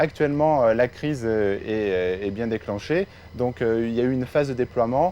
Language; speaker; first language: French; native; French